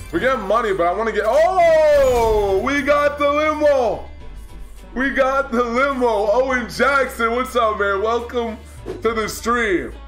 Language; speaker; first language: English; native; English